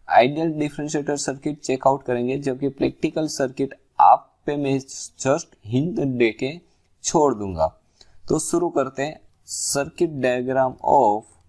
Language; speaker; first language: Hindi; non-native, local second language; Gujarati